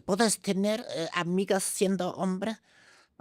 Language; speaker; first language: Spanish; non-native, fluent; German